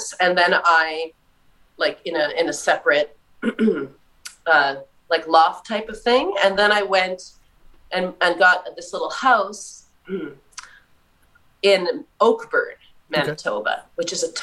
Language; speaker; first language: English; native; English